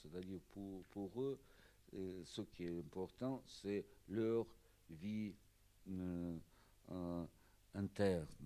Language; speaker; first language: French; non-native, fluent; Russian